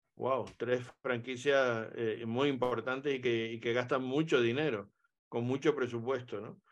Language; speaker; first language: Spanish; native; Spanish